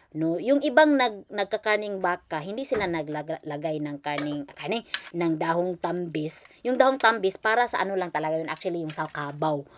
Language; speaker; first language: Filipino; non-native, local second language; Cebuano